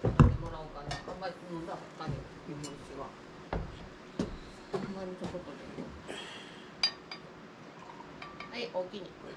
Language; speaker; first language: Japanese; native; Japanese